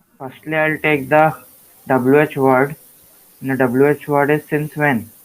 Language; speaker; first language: English; non-native, learner; Hindi